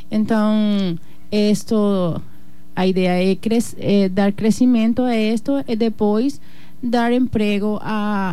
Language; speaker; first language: Portuguese; non-native, learner; Spanish